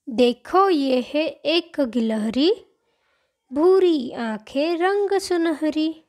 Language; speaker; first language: Hindi; non-native, local second language; Marathi